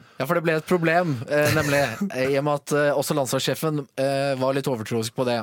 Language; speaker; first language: Norwegian; native; Norwegian